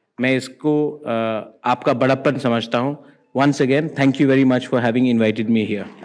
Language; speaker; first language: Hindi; non-native, local second language; Kok Borok